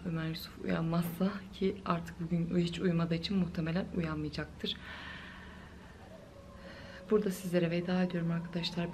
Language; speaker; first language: Turkish; native; Turkish